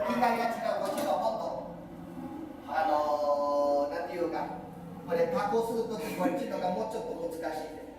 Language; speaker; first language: Japanese; non-native, fluent; Chinese